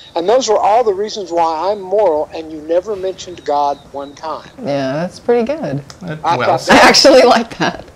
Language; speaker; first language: English; native; English